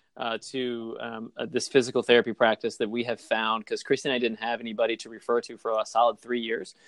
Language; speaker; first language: English; native; English